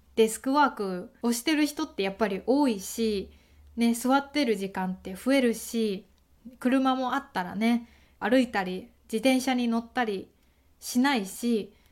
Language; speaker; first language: Japanese; native; Japanese